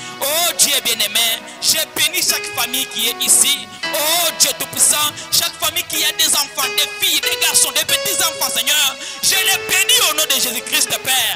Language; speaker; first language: French; non-native, local second language; Swahili